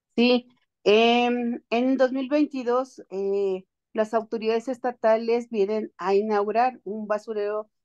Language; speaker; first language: Spanish; native; Spanish